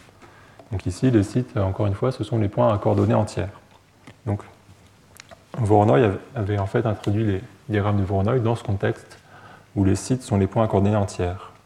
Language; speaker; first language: French; native; French